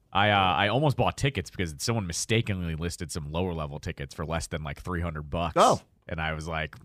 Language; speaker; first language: English; native; English